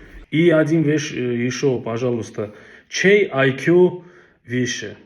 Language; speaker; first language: Russian; non-native, local second language; Armenian